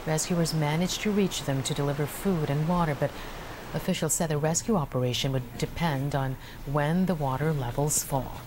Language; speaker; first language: English; non-native, local second language; Filipino